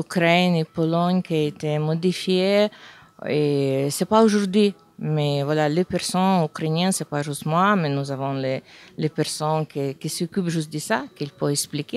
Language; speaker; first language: French; non-native, fluent; Ukrainian